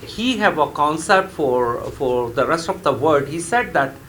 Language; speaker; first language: English; non-native, local second language; Urdu